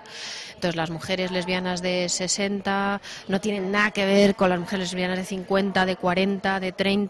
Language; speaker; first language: Spanish; native; Spanish